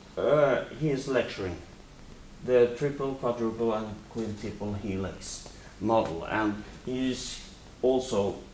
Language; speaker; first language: English; non-native, fluent; Norwegian